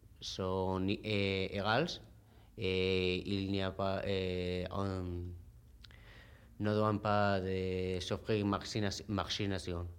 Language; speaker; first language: French; non-native, fluent; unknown